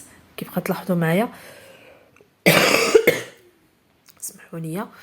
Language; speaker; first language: Arabic; native; Arabic